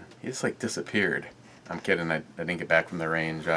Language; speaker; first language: English; native; English